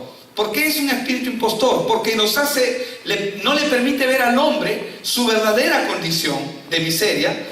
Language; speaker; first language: Spanish; native; Spanish